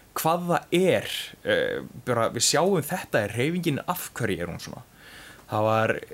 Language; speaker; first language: Icelandic; native; Icelandic